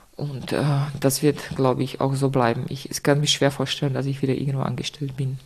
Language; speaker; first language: German; non-native, fluent; Czech